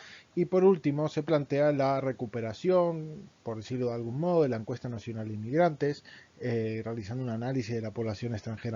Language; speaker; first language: Spanish; native; Spanish